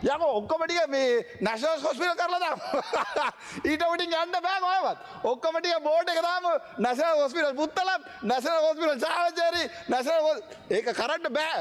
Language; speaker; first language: Sinhala; non-native, local second language; Tamil